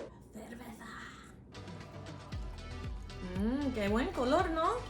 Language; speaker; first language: Spanish; non-native, fluent; English